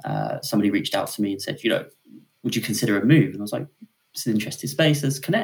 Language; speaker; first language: English; native; English